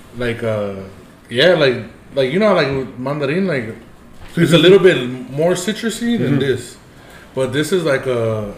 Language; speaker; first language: English; early bilingual, other home language; Spanish